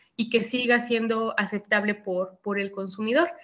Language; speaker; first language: Spanish; native; Spanish